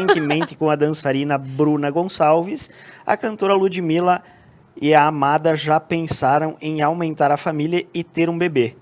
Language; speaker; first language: Portuguese; native; Portuguese